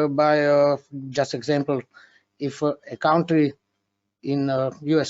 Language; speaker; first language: English; non-native, fluent; Slovenian